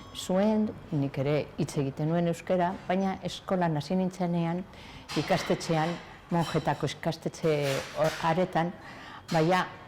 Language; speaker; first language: Basque; native; Basque